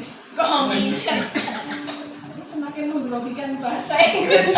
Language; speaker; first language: Indonesian; native; Indonesian